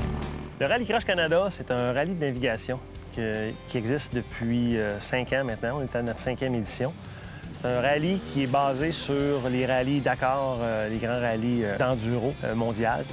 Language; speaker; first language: French; native; French